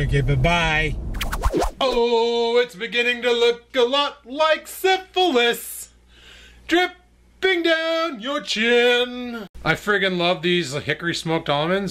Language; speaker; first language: English; native; English